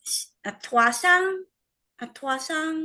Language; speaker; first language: French; non-native, learner; Vietnamese